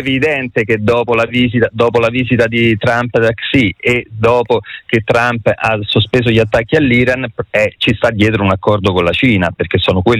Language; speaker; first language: Italian; native; Italian